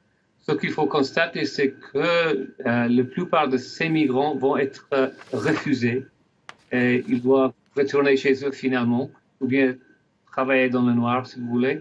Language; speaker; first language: French; non-native, fluent; English